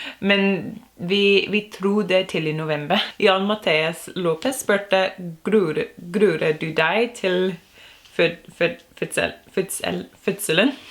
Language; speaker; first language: Norwegian; non-native, learner; English